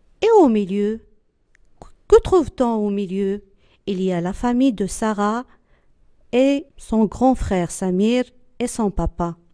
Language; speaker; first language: French; non-native, local second language; Arabic